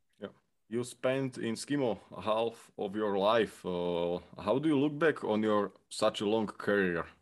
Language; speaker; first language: English; non-native, fluent; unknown